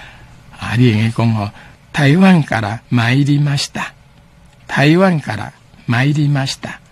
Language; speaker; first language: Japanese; non-native, fluent; Min Nan Chinese